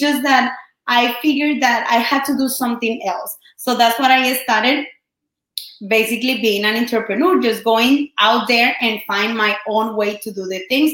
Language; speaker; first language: English; non-native, fluent; Spanish